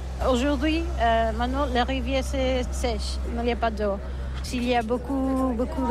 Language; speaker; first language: French; non-native, learner; Catalan